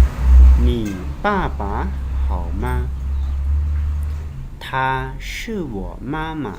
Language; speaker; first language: Chinese; non-native, learner; Lao